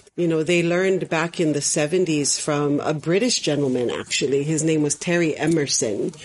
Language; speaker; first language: English; native; English